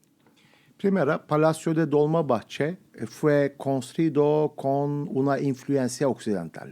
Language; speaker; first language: Spanish; non-native, fluent; Turkish